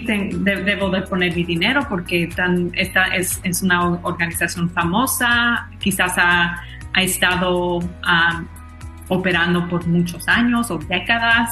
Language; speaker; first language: Spanish; early bilingual, heritage; Spanish